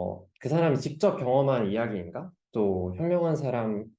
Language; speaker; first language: Korean; native; Korean